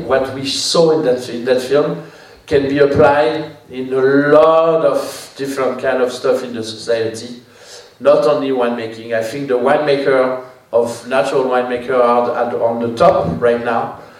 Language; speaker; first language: English; non-native, fluent; French